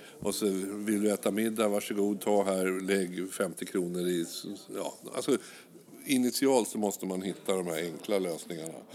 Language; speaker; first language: Swedish; native; Swedish